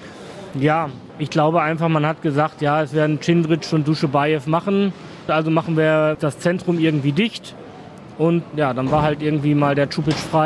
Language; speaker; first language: German; native; German